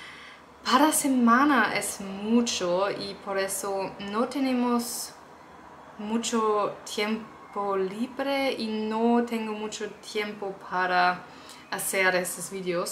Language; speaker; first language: Spanish; non-native, learner; German